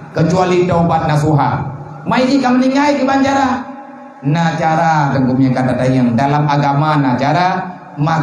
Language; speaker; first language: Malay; non-native, local second language; Achinese